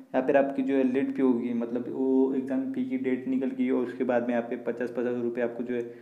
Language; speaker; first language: Hindi; non-native, local second language; Marathi